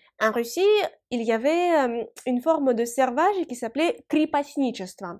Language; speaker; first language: French; non-native, fluent; Russian